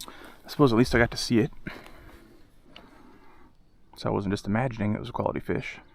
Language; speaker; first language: English; native; English